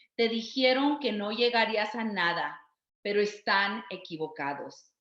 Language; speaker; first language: Spanish; early bilingual, other home language; English